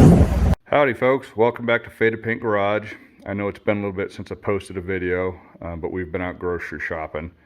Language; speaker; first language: English; native; English